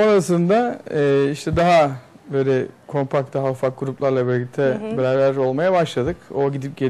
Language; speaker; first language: Turkish; native; Turkish